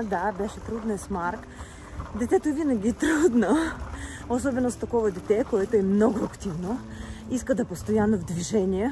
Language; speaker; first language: Bulgarian; non-native, fluent; Russian